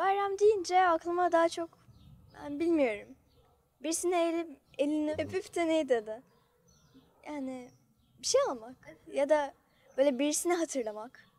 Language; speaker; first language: Turkish; non-native, fluent; Russian